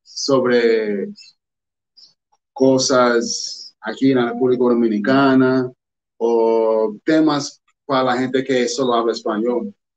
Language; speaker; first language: Spanish; non-native, learner; English